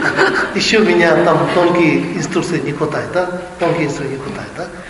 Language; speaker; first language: Russian; non-native, learner; Tibetan